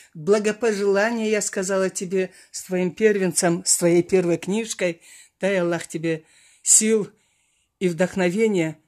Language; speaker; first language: Russian; non-native, local second language; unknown